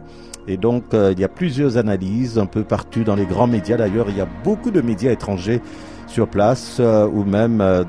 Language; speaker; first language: French; native; French